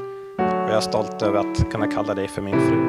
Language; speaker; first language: Swedish; native; Swedish